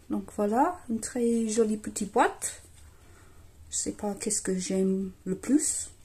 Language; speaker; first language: French; non-native, learner; English